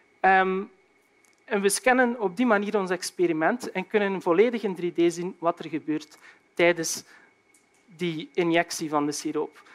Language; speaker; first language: Dutch; native; Dutch